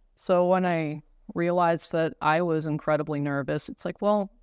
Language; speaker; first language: English; native; English